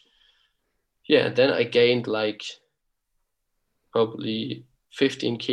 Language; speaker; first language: English; non-native, fluent; German